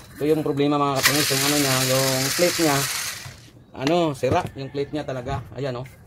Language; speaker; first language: Filipino; non-native, local second language; Cebuano